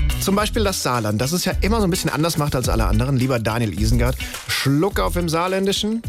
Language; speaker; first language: German; native; German